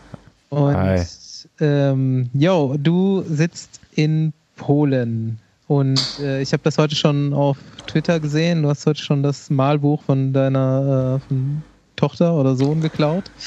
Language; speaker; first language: German; native; German